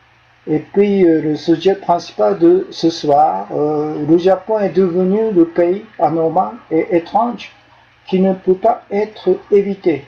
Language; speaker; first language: French; non-native, fluent; Japanese